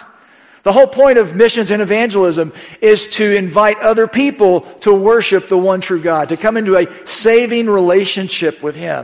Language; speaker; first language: English; native; English